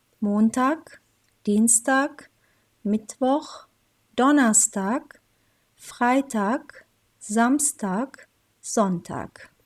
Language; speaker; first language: German; non-native, fluent; Turkish